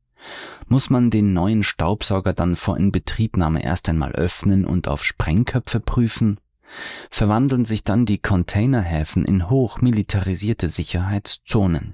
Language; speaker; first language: German; native; German